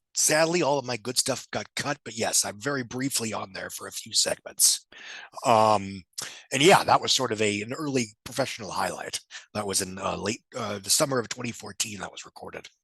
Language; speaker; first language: English; native; English